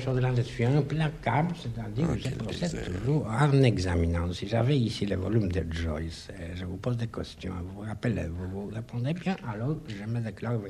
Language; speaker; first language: French; non-native, fluent; Polish